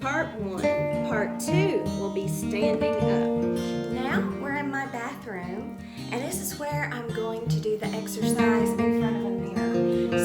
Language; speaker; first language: English; native; English